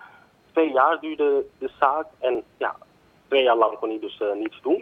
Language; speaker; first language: Dutch; native; Dutch